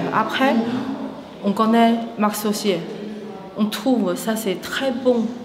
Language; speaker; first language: French; non-native, learner; Chinese